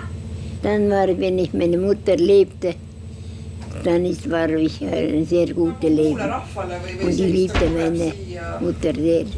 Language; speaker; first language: German; non-native, learner; Estonian